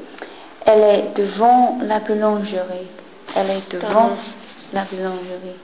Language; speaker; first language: French; non-native, fluent; English